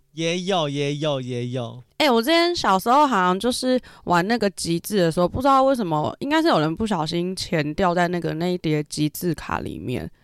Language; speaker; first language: Chinese; non-native, local second language; Hakka Chinese